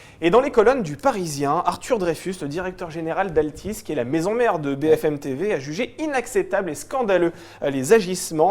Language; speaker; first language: French; native; French